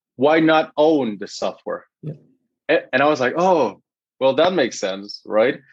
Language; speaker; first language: English; non-native, fluent; Spanish